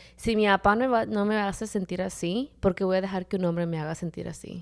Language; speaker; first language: Spanish; early bilingual, heritage; Spanish